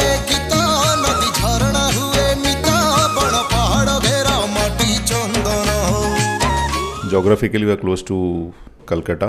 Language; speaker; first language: English; non-native, local second language; Odia